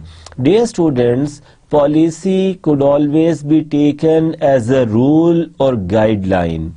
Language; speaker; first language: English; non-native, local second language; Urdu